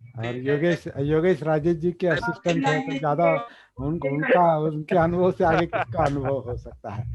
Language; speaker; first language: Hindi; non-native, local second language; Marathi